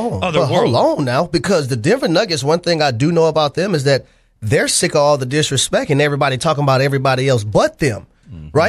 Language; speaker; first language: English; native; English